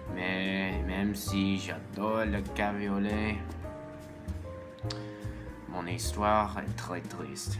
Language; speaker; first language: French; non-native, learner; English